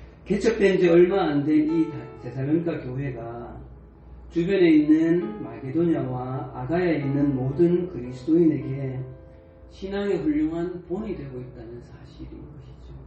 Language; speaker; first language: Korean; native; Korean